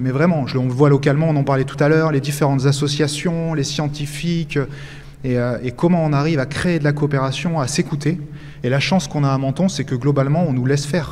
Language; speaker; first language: French; native; French